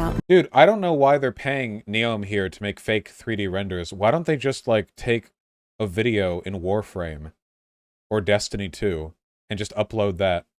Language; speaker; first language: English; native; English